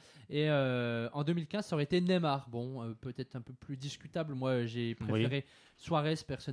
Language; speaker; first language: French; native; French